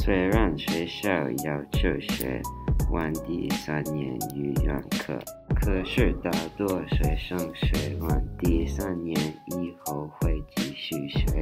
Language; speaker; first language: Chinese; non-native, learner; English